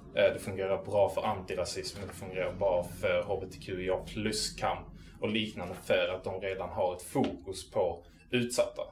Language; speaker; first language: Swedish; native; Swedish